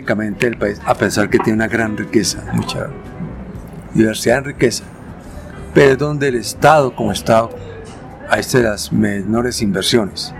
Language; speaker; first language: Spanish; native; Spanish